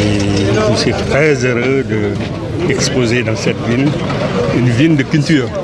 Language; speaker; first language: French; non-native, fluent; Lao